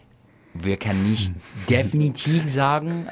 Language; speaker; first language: German; non-native, learner; English